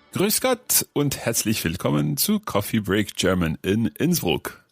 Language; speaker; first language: German; non-native, learner; English